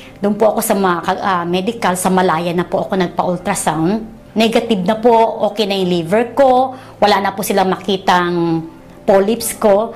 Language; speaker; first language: Filipino; non-native, local second language; Cebuano